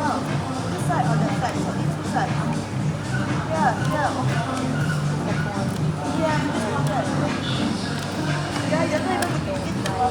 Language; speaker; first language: English; non-native, local second language; Filipino